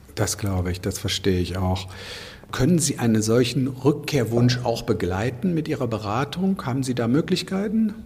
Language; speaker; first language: German; native; German